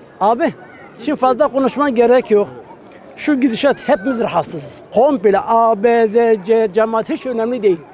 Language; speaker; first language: Turkish; native; Turkish